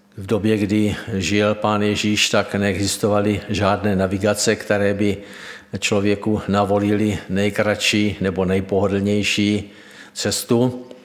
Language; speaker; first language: Czech; native; Czech